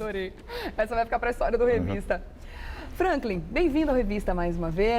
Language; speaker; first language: Portuguese; native; Portuguese